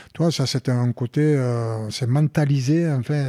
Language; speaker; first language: French; native; French